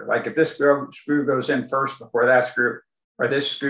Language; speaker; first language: English; native; English